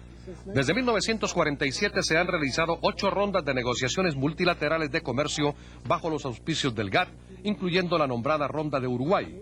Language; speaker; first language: Spanish; native; Spanish